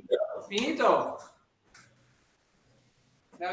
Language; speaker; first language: English; non-native, fluent; Dutch